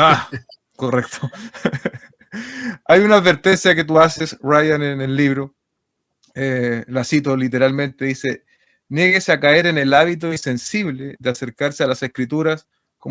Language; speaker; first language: Spanish; native; Spanish